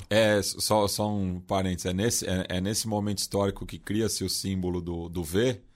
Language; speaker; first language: Portuguese; native; Portuguese